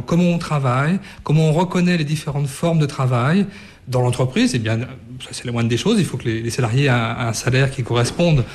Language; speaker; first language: French; native; French